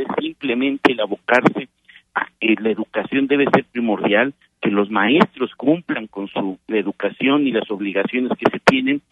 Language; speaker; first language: Spanish; native; Spanish